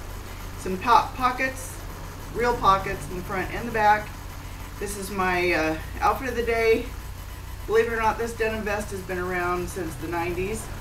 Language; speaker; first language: English; native; English